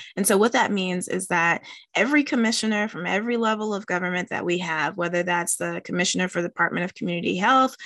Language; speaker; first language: English; native; English